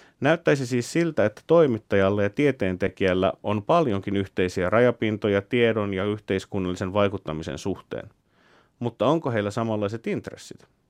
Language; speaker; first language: Finnish; native; Finnish